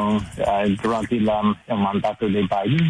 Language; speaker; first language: Spanish; non-native, learner; English